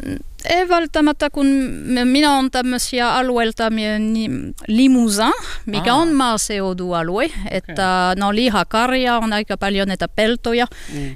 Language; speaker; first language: Finnish; non-native, learner; French